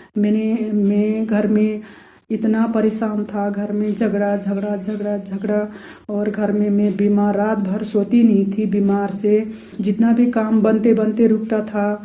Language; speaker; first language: Hindi; non-native, local second language; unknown